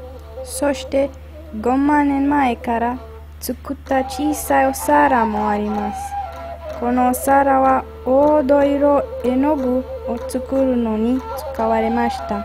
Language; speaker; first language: Japanese; non-native, learner; Romanian